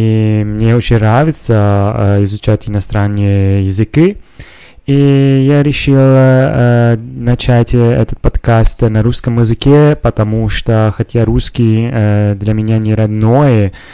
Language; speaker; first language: Russian; non-native, fluent; Italian